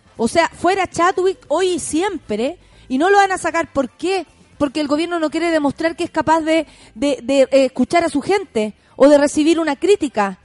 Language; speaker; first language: Spanish; native; Spanish